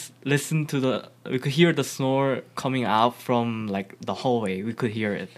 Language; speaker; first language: English; non-native, fluent; Korean